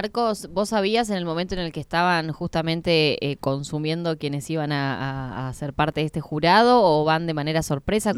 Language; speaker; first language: Spanish; native; Spanish